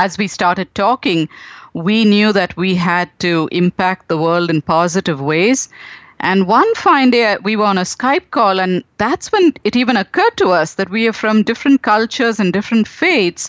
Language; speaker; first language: English; non-native, local second language; Tamil